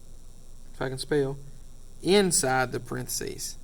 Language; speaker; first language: English; native; English